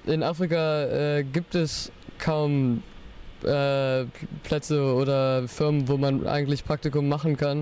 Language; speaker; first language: German; early bilingual, heritage; German